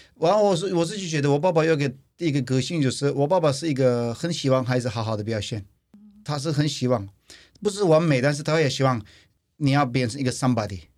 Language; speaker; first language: Chinese; non-native, fluent; Turkish